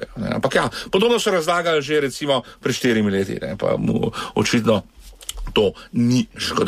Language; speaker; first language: Slovenian; native; Slovenian